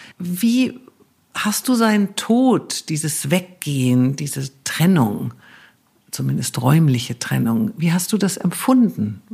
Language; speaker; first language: German; native; German